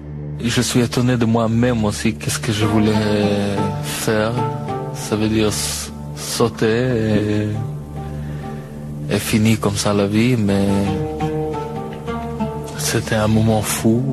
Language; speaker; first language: French; non-native, learner; Hebrew